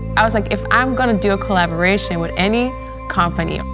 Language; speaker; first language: English; early bilingual, other home language; Polish